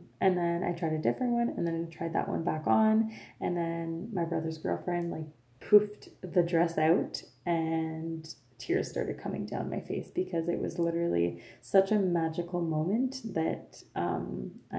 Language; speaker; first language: English; non-native, fluent; French